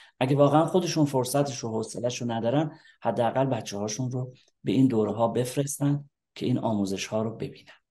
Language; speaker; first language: Persian; native; Persian